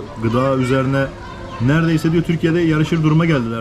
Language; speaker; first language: Turkish; native; Turkish